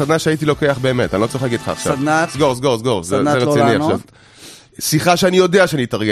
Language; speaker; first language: Hebrew; native; Hebrew